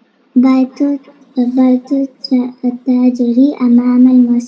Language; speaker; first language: Arabic; non-native, learner; Malayalam